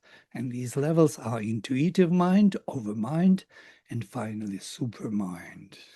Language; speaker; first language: English; non-native, fluent; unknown